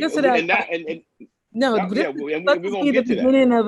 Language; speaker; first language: English; native; English